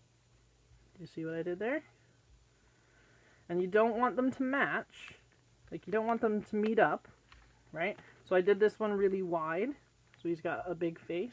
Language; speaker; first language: English; native; English